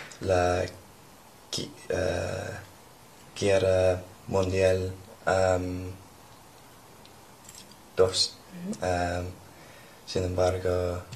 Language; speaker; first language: Spanish; non-native, learner; English